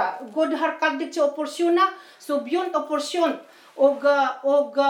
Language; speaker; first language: Norwegian; non-native, fluent; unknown